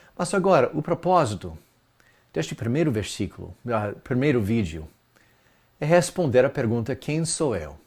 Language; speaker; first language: Portuguese; non-native, fluent; English